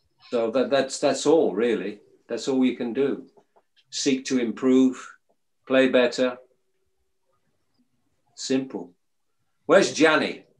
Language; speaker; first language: English; native; English